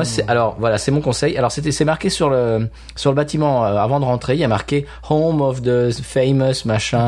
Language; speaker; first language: French; native; French